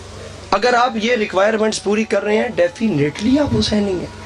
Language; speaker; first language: Urdu; native; Urdu